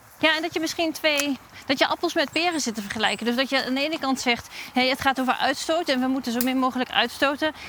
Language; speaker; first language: Dutch; native; Dutch